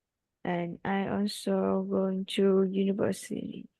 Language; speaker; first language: English; non-native, learner; Vietnamese